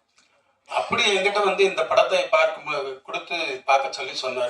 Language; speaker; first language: Tamil; native; Tamil